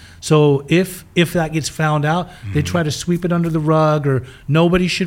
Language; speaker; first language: English; early bilingual, other home language; German